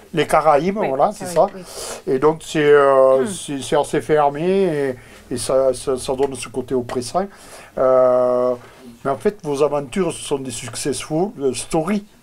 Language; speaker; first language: French; native; French